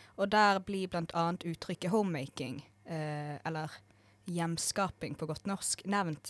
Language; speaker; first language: Norwegian; native; Norwegian